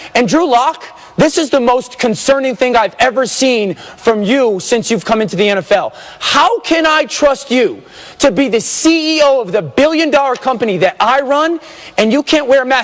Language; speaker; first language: English; native; English